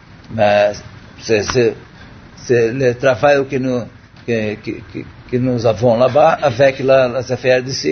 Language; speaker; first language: French; non-native, learner; Portuguese